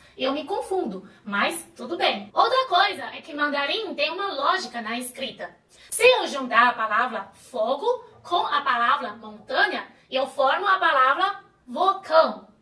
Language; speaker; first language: Portuguese; non-native, fluent; Chinese